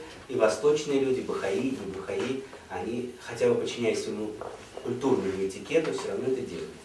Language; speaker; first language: Russian; native; Russian